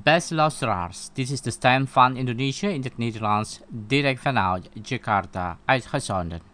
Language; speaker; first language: Dutch; non-native, fluent; Indonesian